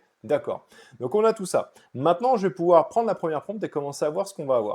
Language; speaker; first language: French; native; French